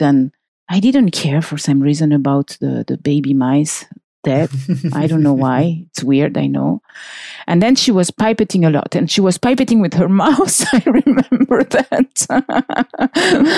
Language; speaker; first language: English; non-native, fluent; French